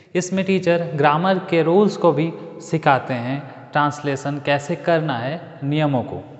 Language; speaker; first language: Hindi; native; Hindi